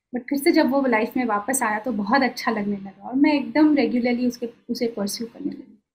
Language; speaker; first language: Hindi; non-native, local second language; Bangla